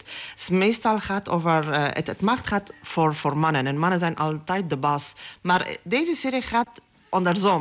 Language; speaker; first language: Dutch; non-native, learner; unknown